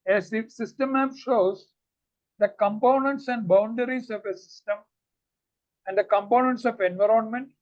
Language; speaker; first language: English; non-native, local second language; Malayalam